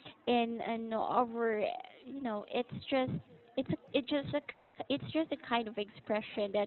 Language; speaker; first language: English; non-native, local second language; Filipino